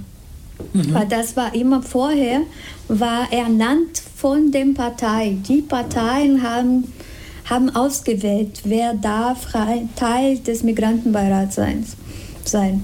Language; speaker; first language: German; non-native, fluent; Spanish